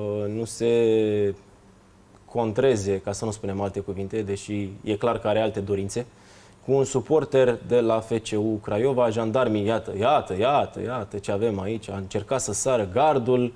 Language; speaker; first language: Romanian; native; Romanian